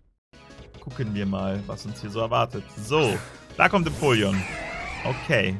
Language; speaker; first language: German; native; German